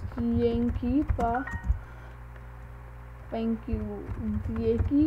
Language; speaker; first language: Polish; non-native, learner; Czech